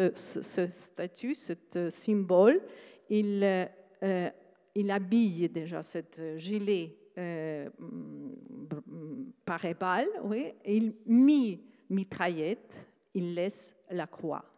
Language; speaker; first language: French; non-native, fluent; Ukrainian